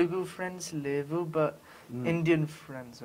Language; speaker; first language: Telugu; early bilingual, heritage; Telugu